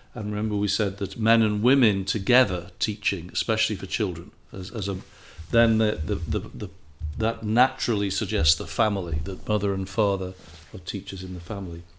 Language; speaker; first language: English; native; English